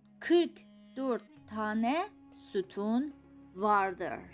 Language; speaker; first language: Turkish; non-native, fluent; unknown